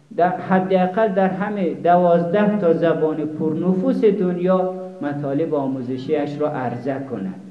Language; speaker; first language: Persian; native; Persian